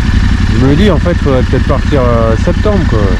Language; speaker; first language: French; native; French